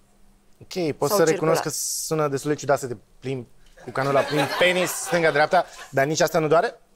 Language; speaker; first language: Romanian; native; Romanian